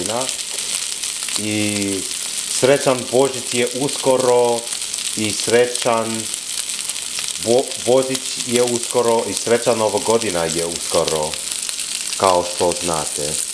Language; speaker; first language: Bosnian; non-native, learner; English